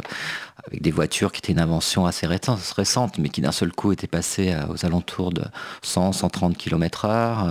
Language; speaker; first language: French; native; French